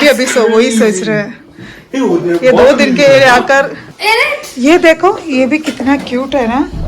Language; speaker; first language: Hindi; non-native, local second language; Malayalam